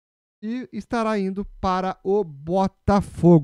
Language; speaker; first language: Portuguese; native; Portuguese